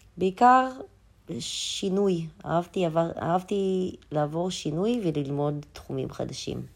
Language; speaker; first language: Hebrew; early bilingual, other home language; Russian